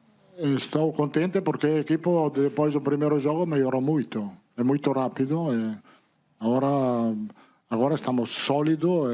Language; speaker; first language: Portuguese; non-native, learner; Italian